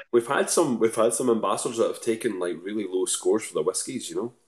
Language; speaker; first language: English; native; English